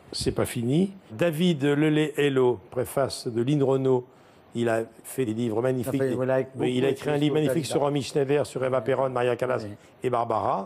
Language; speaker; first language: French; native; French